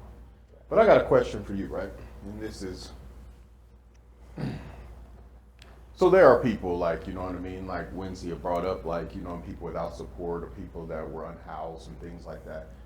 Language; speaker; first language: English; native; English